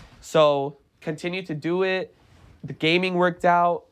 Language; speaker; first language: English; native; English